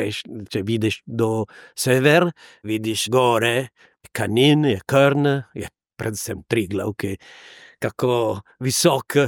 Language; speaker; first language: Slovenian; non-native, learner; Italian